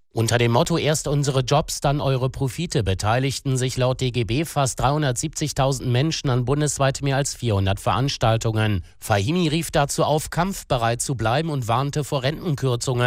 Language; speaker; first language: German; native; German